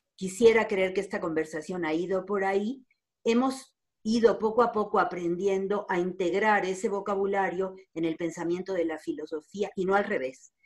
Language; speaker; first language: Spanish; native; Spanish